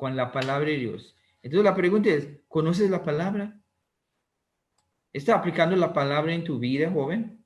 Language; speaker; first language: Spanish; non-native, learner; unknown